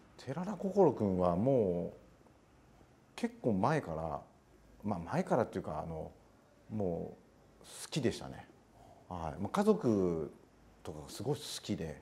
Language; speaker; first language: Japanese; native; Japanese